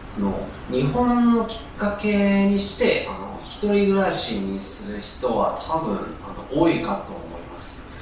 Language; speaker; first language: Japanese; non-native, fluent; Cantonese